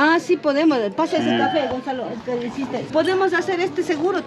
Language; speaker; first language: Spanish; native; Spanish